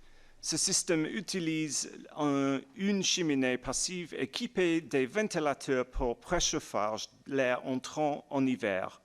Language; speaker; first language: French; non-native, learner; English